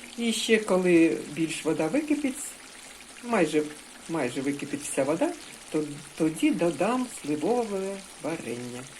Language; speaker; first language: Ukrainian; non-native, local second language; Russian